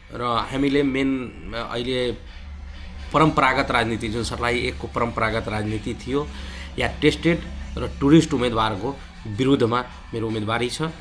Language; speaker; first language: Nepali; non-native, local second language; Maithili